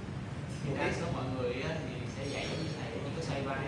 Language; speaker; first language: Vietnamese; native; Vietnamese